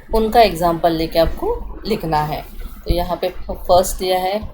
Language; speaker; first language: Hindi; non-native, local second language; Marathi